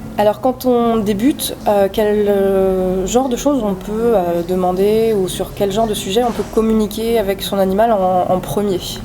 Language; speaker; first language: French; native; French